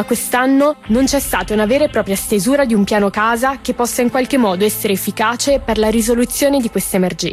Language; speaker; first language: Italian; native; Italian